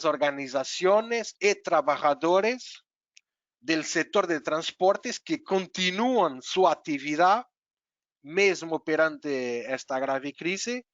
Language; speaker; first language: Spanish; non-native, fluent; Portuguese